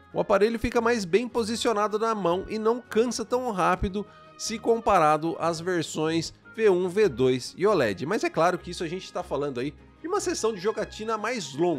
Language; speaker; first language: Portuguese; native; Portuguese